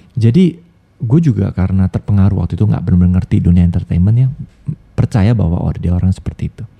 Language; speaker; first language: Indonesian; native; Indonesian